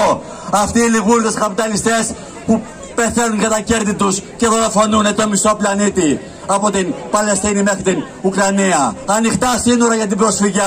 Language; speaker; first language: Greek; native; Greek